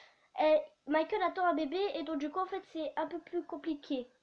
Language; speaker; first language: French; native; French